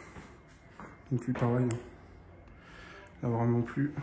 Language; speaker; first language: French; native; French